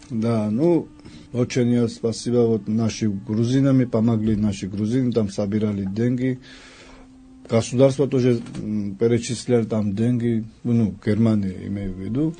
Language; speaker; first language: Russian; non-native, fluent; Georgian